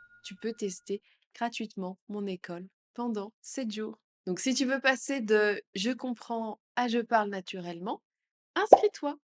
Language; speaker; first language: French; native; French